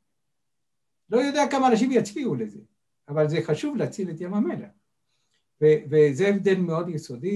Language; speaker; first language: Hebrew; non-native, fluent; Spanish